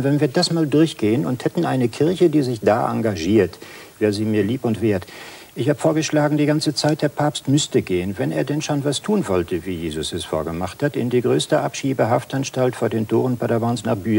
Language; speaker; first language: German; native; German